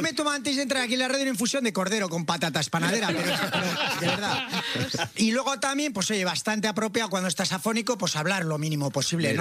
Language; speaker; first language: Spanish; native; Spanish